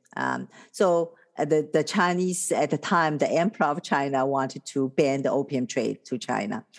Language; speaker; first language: English; non-native, fluent; Chinese